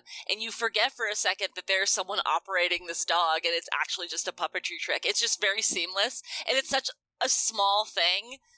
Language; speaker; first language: English; native; English